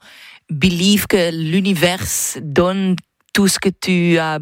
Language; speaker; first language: French; non-native, local second language; Dutch